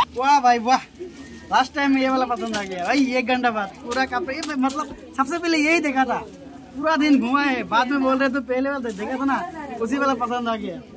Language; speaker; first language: Hindi; non-native, local second language; Bangla